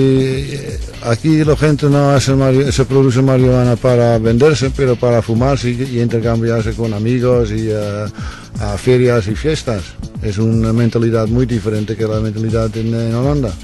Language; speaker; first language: Spanish; non-native, learner; Dutch